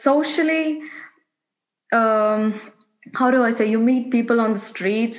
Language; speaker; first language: English; non-native, local second language; Kannada